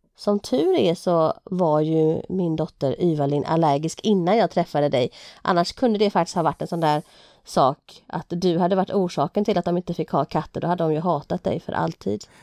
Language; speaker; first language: Swedish; native; Swedish